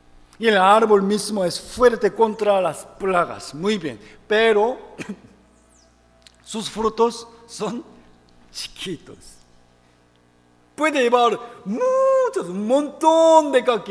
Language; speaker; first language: Spanish; non-native, fluent; Korean